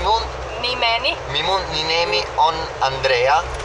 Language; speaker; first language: Finnish; non-native, learner; Italian